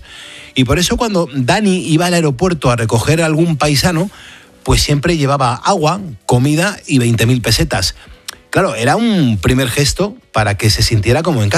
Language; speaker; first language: Spanish; native; Spanish